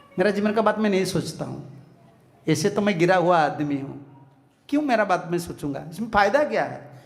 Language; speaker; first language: Hindi; non-native, local second language; Bangla